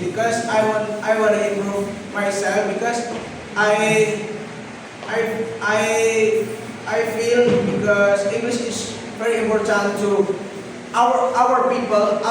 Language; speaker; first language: English; non-native, learner; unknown